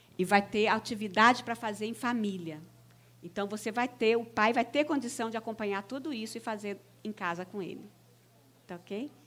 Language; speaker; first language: Portuguese; native; Portuguese